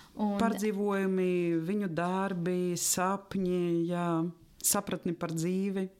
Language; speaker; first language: Latvian; non-native, local second language; Russian